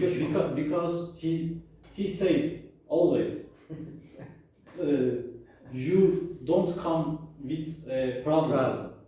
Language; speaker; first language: English; non-native, learner; Turkish